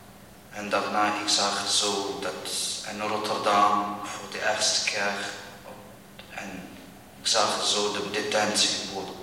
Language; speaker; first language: Dutch; non-native, learner; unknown